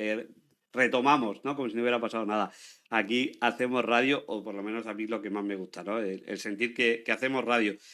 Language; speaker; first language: Spanish; native; Spanish